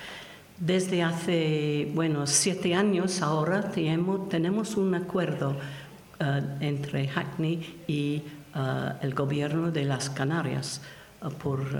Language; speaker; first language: Spanish; non-native, learner; English